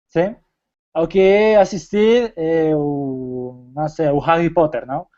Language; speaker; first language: Portuguese; non-native, fluent; Spanish